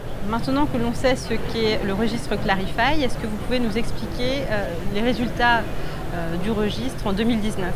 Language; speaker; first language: French; native; French